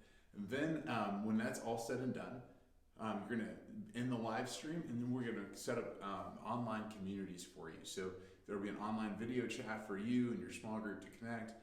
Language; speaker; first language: English; native; English